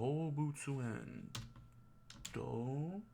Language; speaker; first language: Japanese; non-native, learner; English